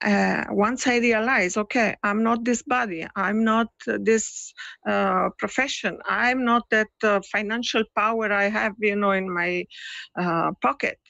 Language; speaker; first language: English; non-native, fluent; Italian